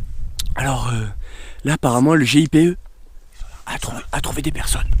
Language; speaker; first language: French; native; French